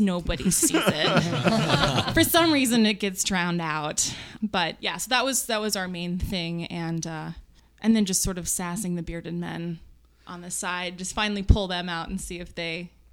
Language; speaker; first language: English; native; English